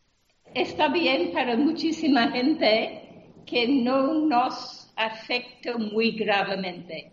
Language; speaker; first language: Spanish; non-native, fluent; English